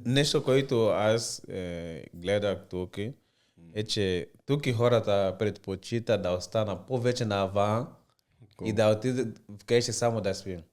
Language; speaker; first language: Bulgarian; non-native, learner; Portuguese